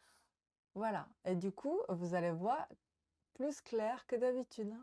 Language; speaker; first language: French; non-native, learner; Japanese